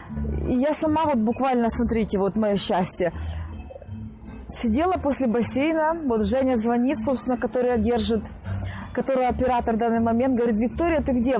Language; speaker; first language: Russian; native; Russian